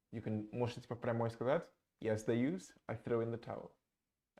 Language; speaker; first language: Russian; non-native, fluent; English